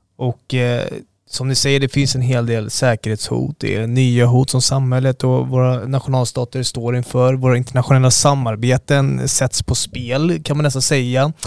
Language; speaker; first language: Swedish; native; Swedish